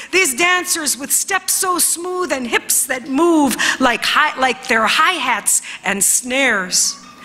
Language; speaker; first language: English; early bilingual, other home language; Spanish